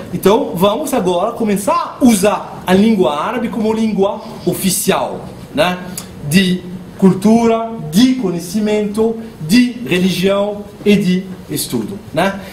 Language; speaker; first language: Portuguese; non-native, fluent; Arabic